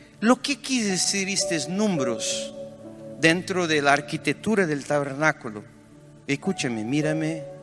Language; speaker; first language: Spanish; non-native, fluent; Portuguese